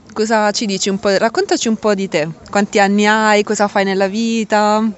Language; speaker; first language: Italian; native; Italian